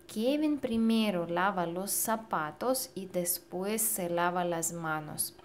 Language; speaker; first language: Spanish; non-native, fluent; Russian